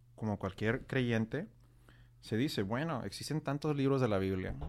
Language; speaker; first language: Spanish; native; Spanish